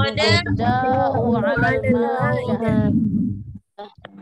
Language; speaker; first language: Arabic; non-native, learner; Indonesian